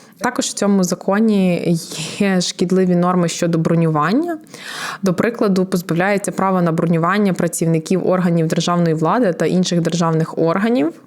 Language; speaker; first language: Ukrainian; native; Ukrainian